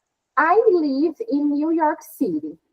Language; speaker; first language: English; non-native, fluent; Portuguese